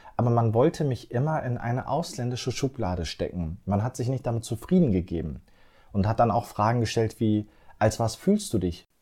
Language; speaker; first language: German; early bilingual, other home language; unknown